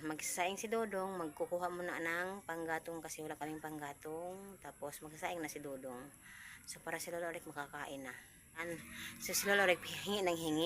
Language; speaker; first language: Filipino; non-native, local second language; Cebuano